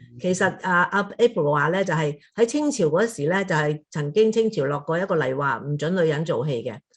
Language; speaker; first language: Cantonese; native; Cantonese